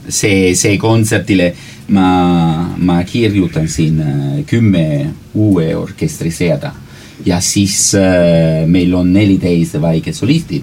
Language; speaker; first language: Estonian; non-native, learner; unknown